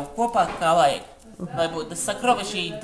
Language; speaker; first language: Russian; non-native, learner; Italian